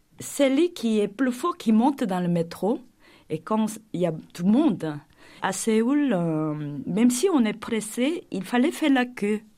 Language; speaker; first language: French; non-native, fluent; Korean